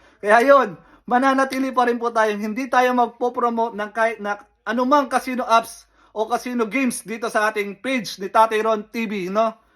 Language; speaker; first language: Filipino; native; Filipino